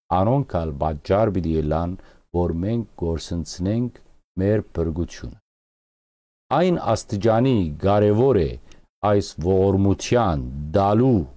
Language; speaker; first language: Armenian; early bilingual, heritage; Armenian